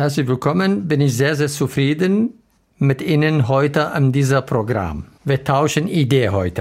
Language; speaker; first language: German; non-native, learner; Arabic